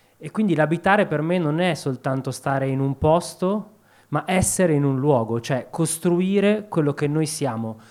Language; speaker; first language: Italian; native; Italian